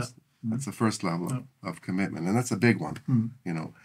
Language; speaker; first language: English; native; English